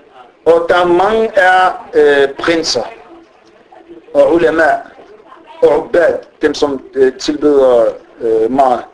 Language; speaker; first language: Danish; early bilingual, other home language; Arabic